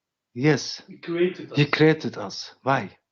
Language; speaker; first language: English; non-native, learner; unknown